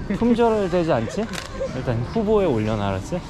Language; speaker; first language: Korean; native; Korean